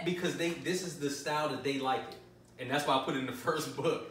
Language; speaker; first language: English; native; English